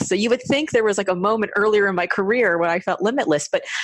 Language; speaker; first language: English; native; English